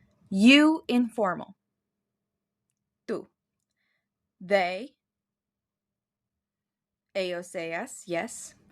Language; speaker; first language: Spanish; non-native, fluent; English